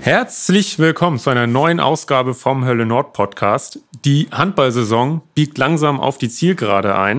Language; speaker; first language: German; native; German